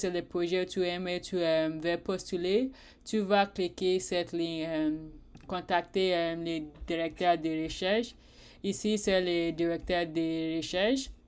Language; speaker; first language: French; non-native, learner; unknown